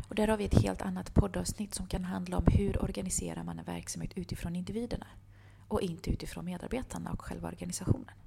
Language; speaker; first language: Swedish; early bilingual, other home language; Bosnian